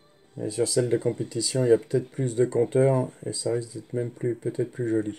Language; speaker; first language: French; native; French